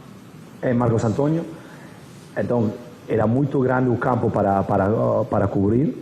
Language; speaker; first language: Portuguese; non-native, fluent; Spanish